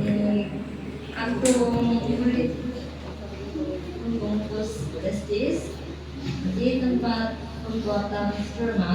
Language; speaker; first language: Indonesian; non-native, learner; Korean